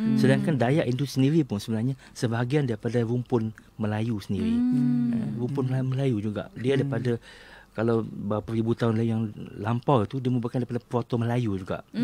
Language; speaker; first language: Malay; non-native, local second language; Iban